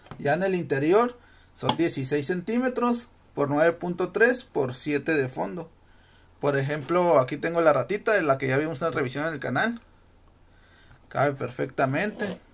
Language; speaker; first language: Spanish; native; Spanish